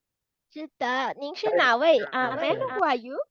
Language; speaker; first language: Chinese; non-native, fluent; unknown